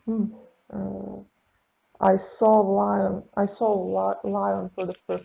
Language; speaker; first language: English; non-native, learner; Serbian